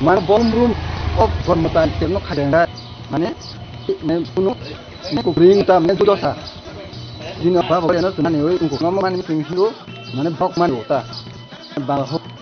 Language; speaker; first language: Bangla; non-native, local second language; Kok Borok